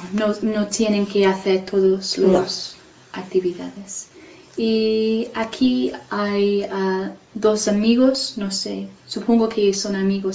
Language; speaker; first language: Spanish; non-native, fluent; English